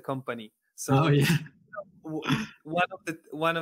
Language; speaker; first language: English; non-native, fluent; Polish